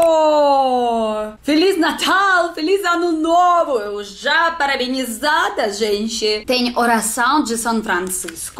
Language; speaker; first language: Portuguese; non-native, learner; Russian